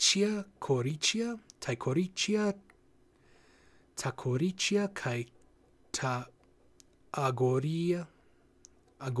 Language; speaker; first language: Greek; non-native, learner; English